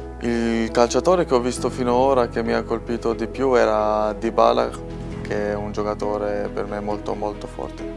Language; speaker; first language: Italian; non-native, fluent; Albanian